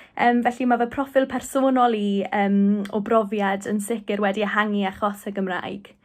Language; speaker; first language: Welsh; non-native, local second language; English